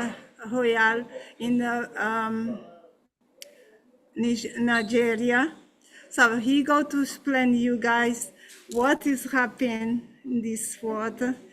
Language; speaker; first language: English; non-native, learner; Portuguese